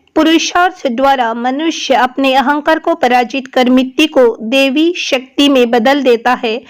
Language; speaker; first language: Hindi; non-native, local second language; Assamese